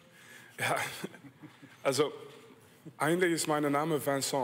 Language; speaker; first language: German; non-native, fluent; French